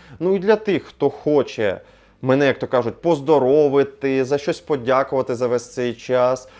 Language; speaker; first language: Ukrainian; non-native, local second language; Russian